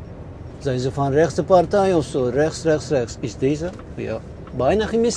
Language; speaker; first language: Dutch; non-native, fluent; Turkish